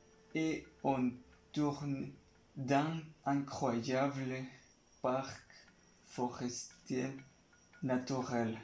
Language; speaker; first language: French; non-native, learner; Spanish